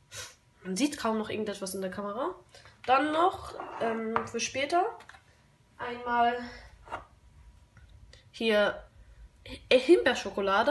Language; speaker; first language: German; native; German